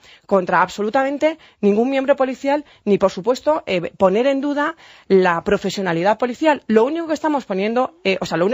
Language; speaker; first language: Spanish; native; Spanish